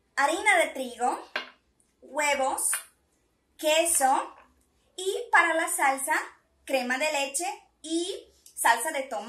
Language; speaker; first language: Spanish; non-native, fluent; Portuguese